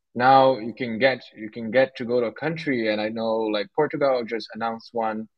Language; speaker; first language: English; non-native, fluent; Portuguese